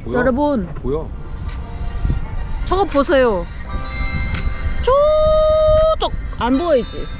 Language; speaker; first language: Korean; non-native, learner; Thai